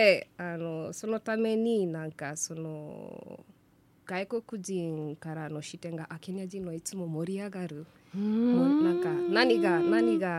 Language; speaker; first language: Japanese; non-native, learner; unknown